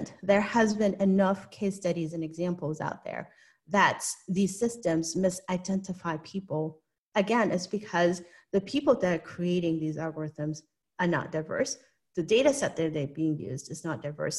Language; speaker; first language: English; non-native, local second language; Cantonese